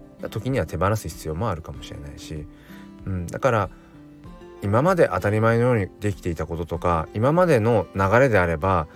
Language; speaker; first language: Japanese; native; Japanese